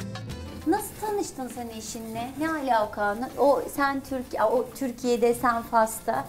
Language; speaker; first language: Turkish; native; Turkish